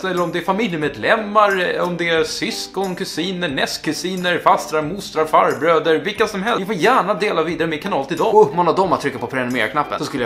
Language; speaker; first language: Swedish; native; Swedish